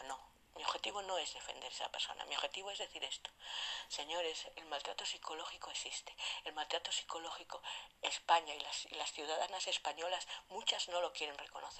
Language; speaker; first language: Spanish; native; Spanish